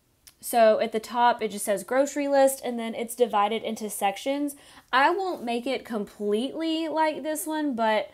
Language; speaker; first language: English; native; English